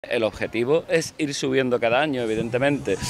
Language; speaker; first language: Spanish; native; Spanish